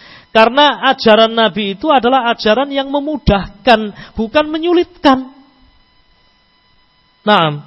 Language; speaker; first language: Indonesian; non-native, local second language; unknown